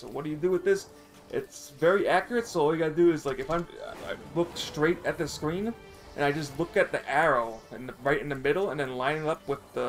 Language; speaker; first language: English; native; English